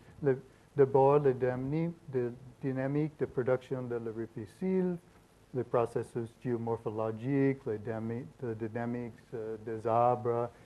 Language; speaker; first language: French; non-native, learner; English